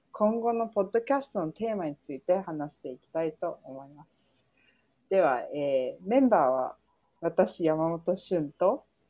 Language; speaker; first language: Japanese; early bilingual, heritage; Japanese